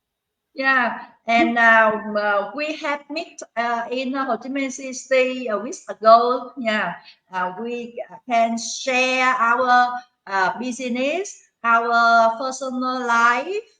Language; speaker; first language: English; non-native, learner; Vietnamese